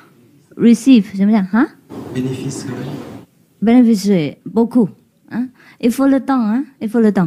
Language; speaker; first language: French; non-native, learner; Vietnamese